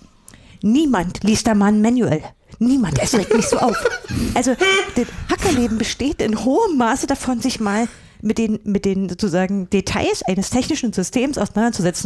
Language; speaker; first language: German; native; German